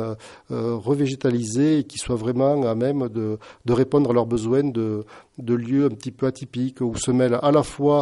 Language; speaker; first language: French; native; French